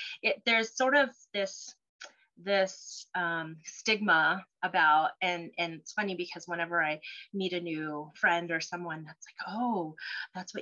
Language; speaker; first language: English; early bilingual, other home language; Cantonese